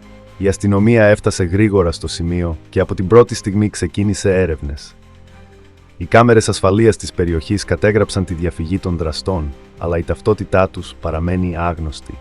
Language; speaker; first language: Greek; native; Greek